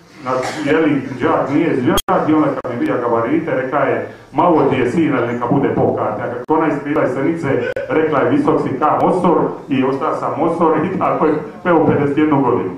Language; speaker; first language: Serbian; native; Serbian